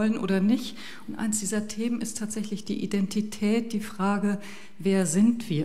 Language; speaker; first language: German; native; German